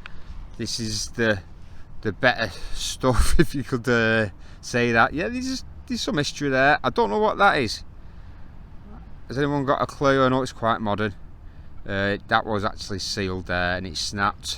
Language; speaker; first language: English; native; English